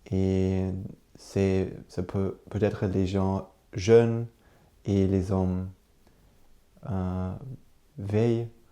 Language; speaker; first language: French; non-native, learner; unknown